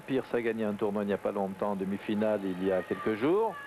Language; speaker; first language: French; native; French